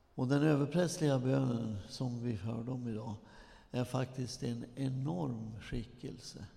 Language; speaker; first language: Swedish; native; Swedish